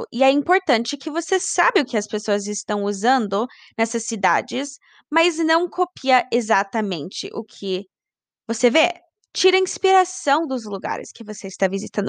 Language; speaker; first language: Portuguese; early bilingual, heritage; Portuguese